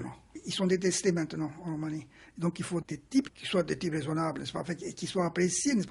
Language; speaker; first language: French; non-native, fluent; Romanian